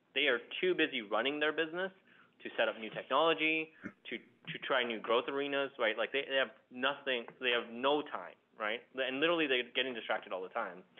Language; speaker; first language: English; early bilingual, other home language; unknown